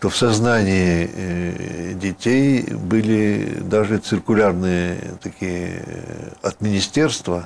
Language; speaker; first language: Russian; early bilingual, heritage; Russian